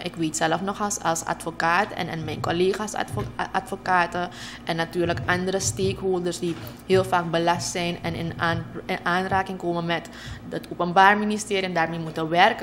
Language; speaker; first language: Dutch; native; Dutch